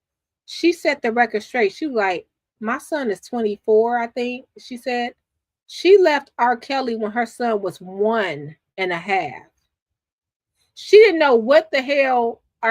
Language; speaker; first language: English; native; English